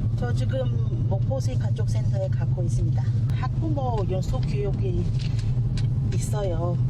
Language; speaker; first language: Korean; non-native, fluent; Khmer